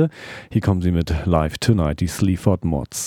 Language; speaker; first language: German; native; German